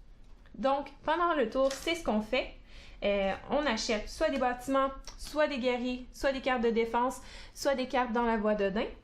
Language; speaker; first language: French; native; French